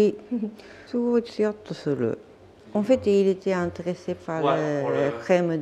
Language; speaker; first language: French; non-native, learner; Japanese